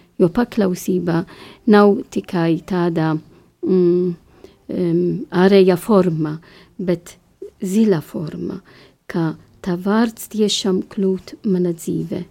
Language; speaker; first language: Latvian; non-native, learner; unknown